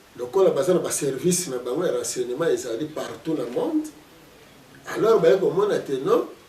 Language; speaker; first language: Lingala; non-native, local second language; Kongo